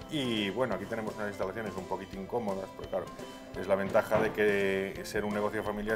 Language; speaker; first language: Spanish; native; Spanish